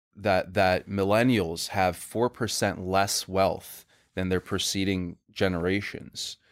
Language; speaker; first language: English; non-native, fluent; Swedish